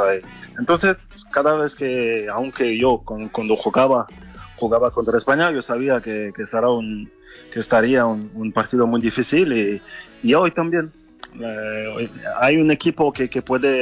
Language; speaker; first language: Spanish; non-native, fluent; French